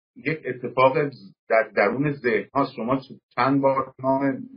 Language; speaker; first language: Persian; native; Persian